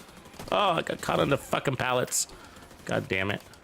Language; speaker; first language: English; native; English